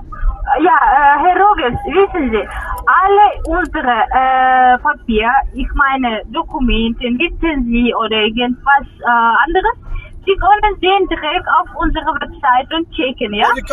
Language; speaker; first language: German; non-native, learner; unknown